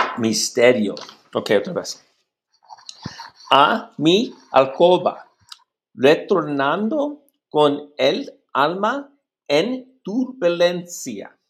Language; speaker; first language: Spanish; non-native, learner; English